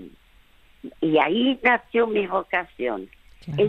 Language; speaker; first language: Spanish; early bilingual, other home language; French